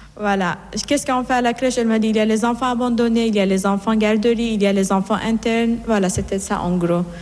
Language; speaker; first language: French; non-native, fluent; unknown